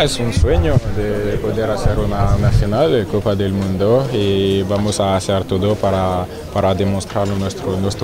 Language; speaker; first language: Spanish; non-native, fluent; French